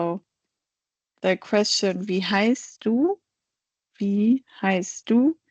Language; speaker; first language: German; non-native, fluent; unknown